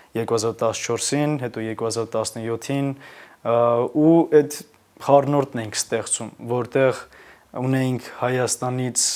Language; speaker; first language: Armenian; native; Armenian